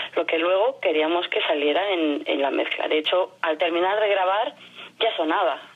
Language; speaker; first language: Spanish; non-native, fluent; French